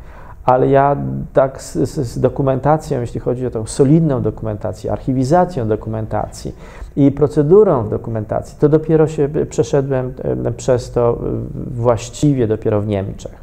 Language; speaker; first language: Polish; native; Polish